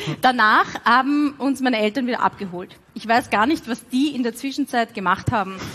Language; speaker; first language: German; native; German